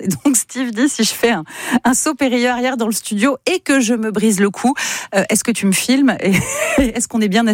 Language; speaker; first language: French; native; French